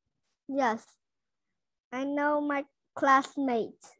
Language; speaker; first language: English; non-native, learner; Vietnamese